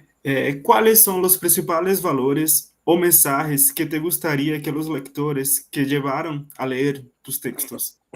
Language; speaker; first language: Spanish; non-native, learner; Portuguese